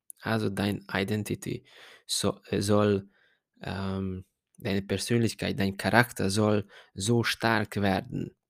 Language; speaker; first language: German; non-native, fluent; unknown